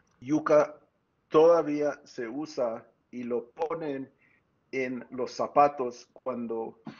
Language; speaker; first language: Spanish; early bilingual, heritage; Spanish